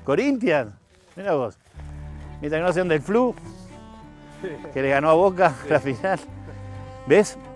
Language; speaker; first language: Spanish; native; Spanish